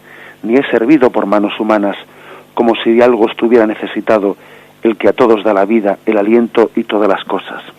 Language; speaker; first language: Spanish; native; Spanish